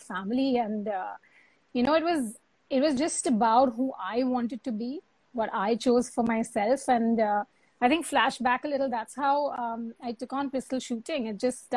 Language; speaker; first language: English; non-native, local second language; Hindi